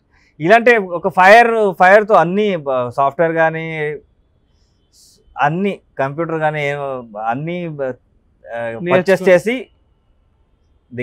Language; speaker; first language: Telugu; non-native, local second language; Kannada